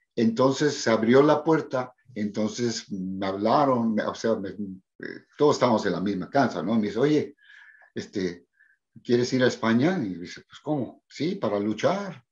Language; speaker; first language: Spanish; early bilingual, heritage; Spanish